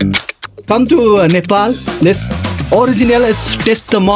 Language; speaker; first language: English; non-native, learner; Nepali